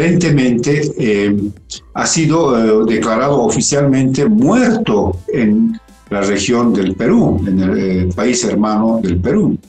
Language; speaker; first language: Spanish; native; Spanish